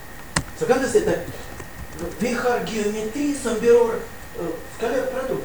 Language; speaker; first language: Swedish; non-native, fluent; Russian